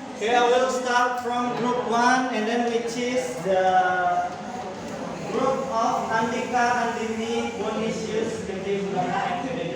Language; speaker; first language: English; non-native, learner; Indonesian